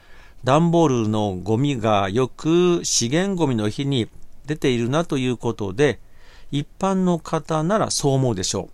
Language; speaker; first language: Japanese; native; Japanese